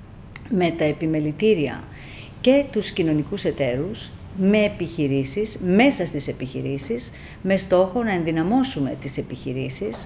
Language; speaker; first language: Greek; native; Greek